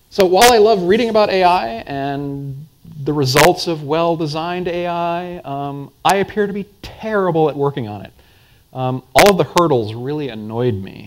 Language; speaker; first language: English; native; English